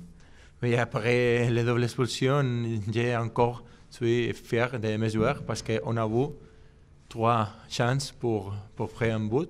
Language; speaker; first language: French; non-native, learner; Spanish